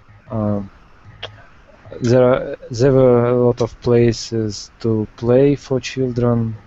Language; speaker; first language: English; non-native, learner; Russian